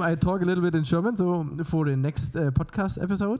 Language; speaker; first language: English; non-native, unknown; German